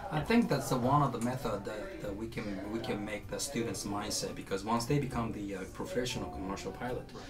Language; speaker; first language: English; non-native, fluent; Japanese